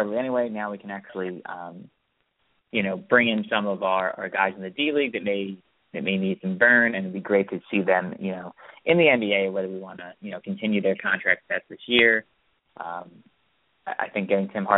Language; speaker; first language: English; native; English